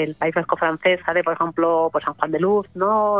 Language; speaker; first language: Spanish; native; Spanish